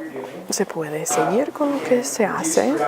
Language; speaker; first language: Spanish; non-native, fluent; English